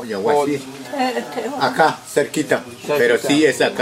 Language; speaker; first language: Spanish; non-native, local second language; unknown